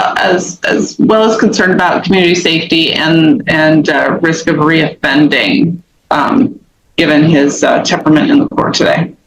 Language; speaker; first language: English; native; English